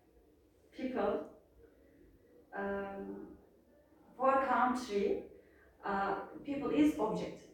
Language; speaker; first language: English; non-native, learner; Turkish